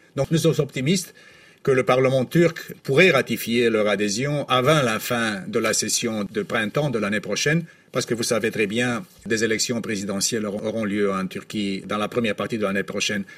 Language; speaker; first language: French; non-native, fluent; Romanian